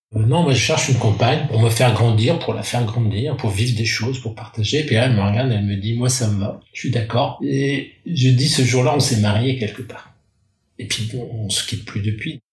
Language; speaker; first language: French; native; French